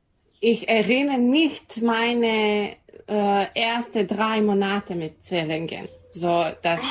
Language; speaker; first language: German; non-native, learner; Serbian